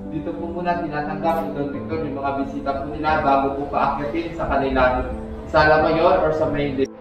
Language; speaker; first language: Filipino; non-native, local second language; Hiligaynon